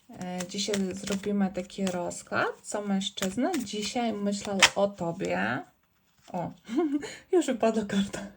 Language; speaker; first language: Polish; non-native, learner; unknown